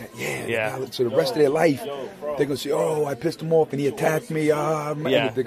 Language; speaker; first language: English; native; English